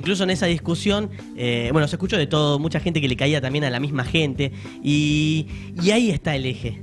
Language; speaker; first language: Spanish; native; Spanish